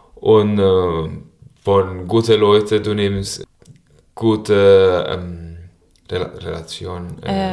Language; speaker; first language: German; non-native, learner; Spanish